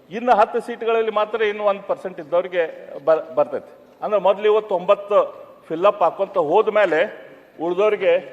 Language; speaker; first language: Kannada; native; Kannada